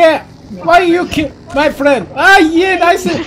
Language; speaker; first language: English; non-native, learner; Korean